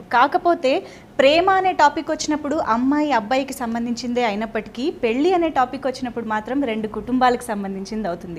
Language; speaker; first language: Telugu; native; Telugu